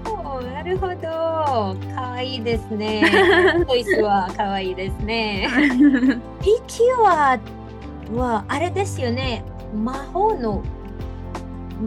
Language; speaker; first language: Japanese; non-native, fluent; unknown